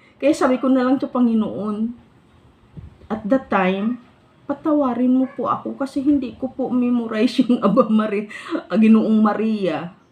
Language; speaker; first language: Filipino; non-native, local second language; Hiligaynon